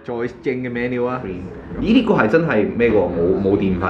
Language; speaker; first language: Chinese; native; Chinese